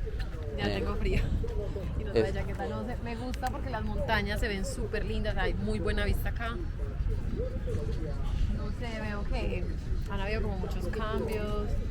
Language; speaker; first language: Spanish; native; Spanish